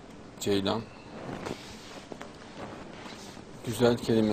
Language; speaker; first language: Turkish; native; Turkish